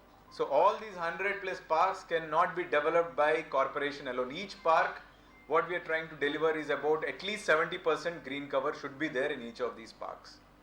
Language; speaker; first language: English; non-native, local second language; Telugu